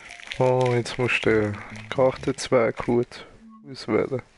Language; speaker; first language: German; native; German